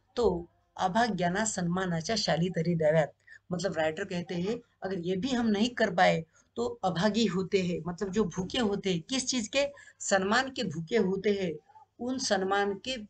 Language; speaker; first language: Hindi; non-native, local second language; Marathi